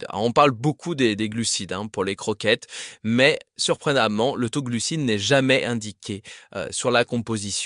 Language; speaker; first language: French; native; French